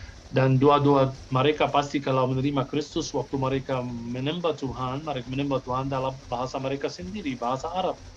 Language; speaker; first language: Indonesian; non-native, fluent; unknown